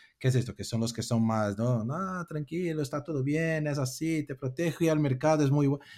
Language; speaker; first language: Spanish; non-native, fluent; Portuguese